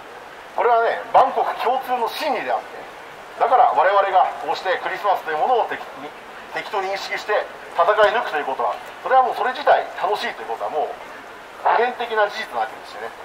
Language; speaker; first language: Japanese; native; Japanese